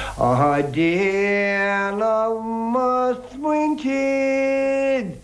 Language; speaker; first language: Irish; native; Irish